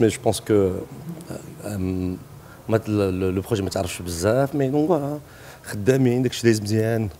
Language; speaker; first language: Arabic; native; Arabic